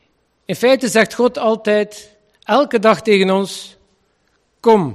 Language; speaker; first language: Dutch; native; Dutch